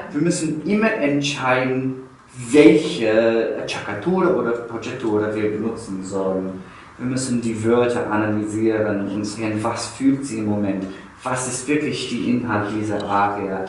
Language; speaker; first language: German; non-native, fluent; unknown